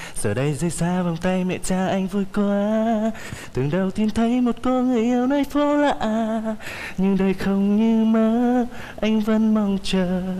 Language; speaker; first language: Vietnamese; native; Vietnamese